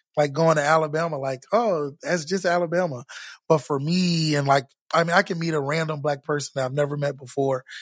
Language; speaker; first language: English; native; English